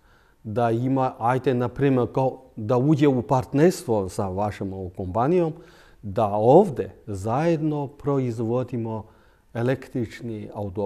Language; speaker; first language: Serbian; non-native, fluent; Chinese